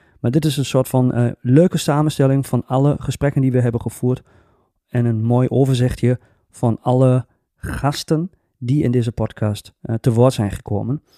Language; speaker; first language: Dutch; native; Dutch